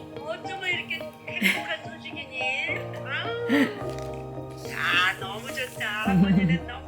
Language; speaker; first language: Korean; native; Korean